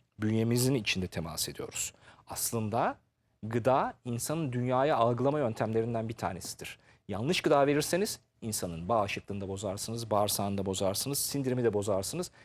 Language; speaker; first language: Turkish; native; Turkish